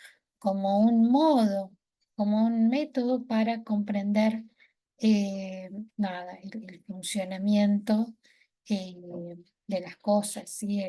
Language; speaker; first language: Spanish; native; Spanish